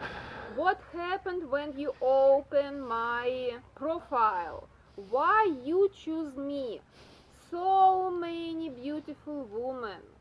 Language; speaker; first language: English; non-native, learner; Russian